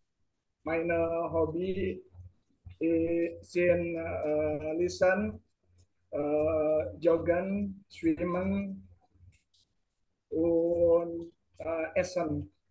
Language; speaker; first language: German; non-native, learner; Indonesian